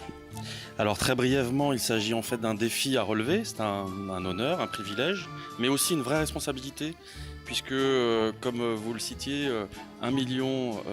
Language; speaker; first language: French; native; French